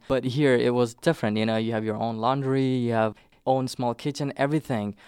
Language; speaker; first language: English; non-native, local second language; Nepali